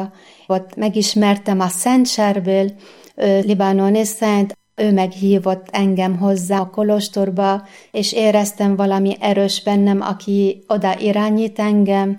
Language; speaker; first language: Hungarian; non-native, fluent; Arabic